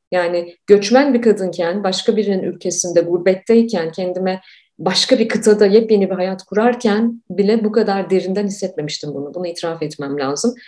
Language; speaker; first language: Turkish; native; Turkish